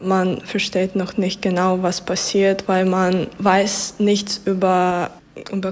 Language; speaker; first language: German; non-native, fluent; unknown